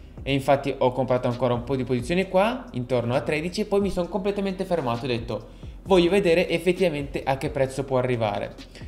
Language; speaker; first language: Italian; native; Italian